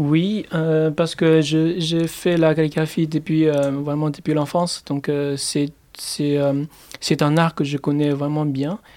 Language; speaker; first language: French; non-native, fluent; Chinese